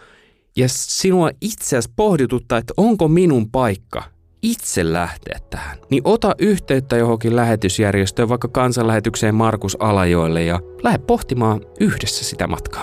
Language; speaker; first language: Finnish; native; Finnish